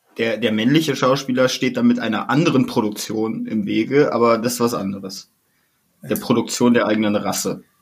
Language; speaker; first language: German; native; German